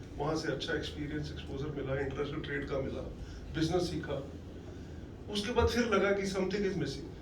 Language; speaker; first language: Hindi; native; Hindi